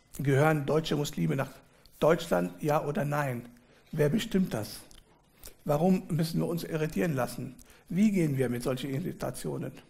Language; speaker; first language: German; early bilingual, other home language; Arabic